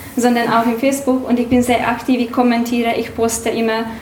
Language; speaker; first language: German; non-native, fluent; Hungarian